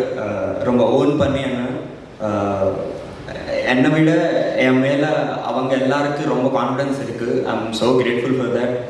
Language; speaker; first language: Tamil; non-native, learner; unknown